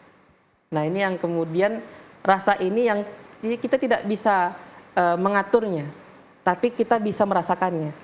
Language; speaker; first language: Indonesian; native; Indonesian